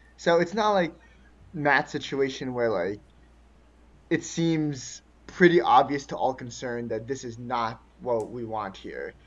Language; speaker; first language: English; early bilingual, other home language; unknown